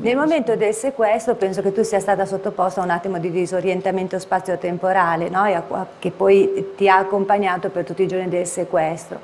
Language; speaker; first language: Italian; native; Italian